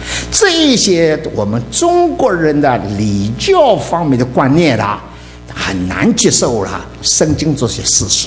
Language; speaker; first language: Chinese; native; Chinese